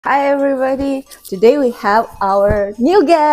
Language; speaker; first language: English; non-native, fluent; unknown